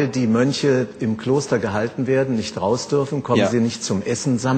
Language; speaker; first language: German; non-native, learner; Burmese